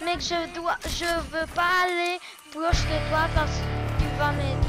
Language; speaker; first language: French; non-native, learner; English